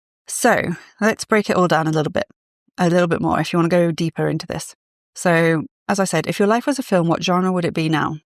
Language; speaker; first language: English; native; English